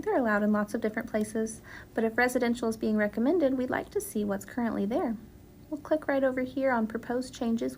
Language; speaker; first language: English; native; English